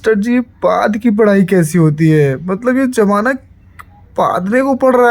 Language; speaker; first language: Hindi; native; Hindi